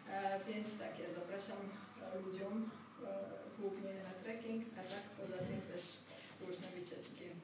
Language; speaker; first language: Polish; non-native, fluent; Georgian